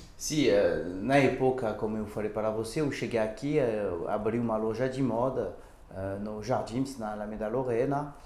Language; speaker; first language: Portuguese; non-native, fluent; French